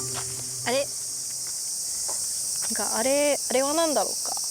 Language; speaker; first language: Japanese; non-native, learner; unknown